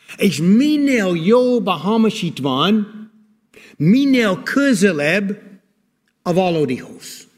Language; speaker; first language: Hungarian; non-native, fluent; English